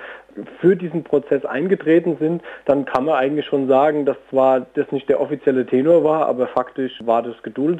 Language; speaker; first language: German; native; German